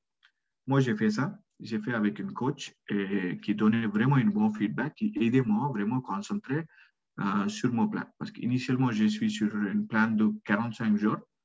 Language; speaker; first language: French; non-native, learner; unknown